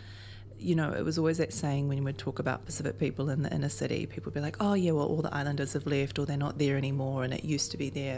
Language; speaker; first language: English; native; English